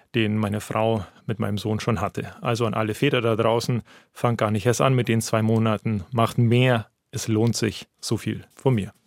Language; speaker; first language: German; non-native, fluent; Russian